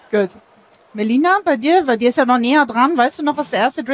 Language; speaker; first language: German; native; German